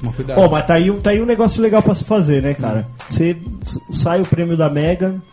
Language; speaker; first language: Portuguese; native; Portuguese